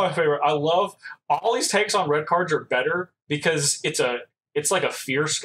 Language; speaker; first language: English; native; English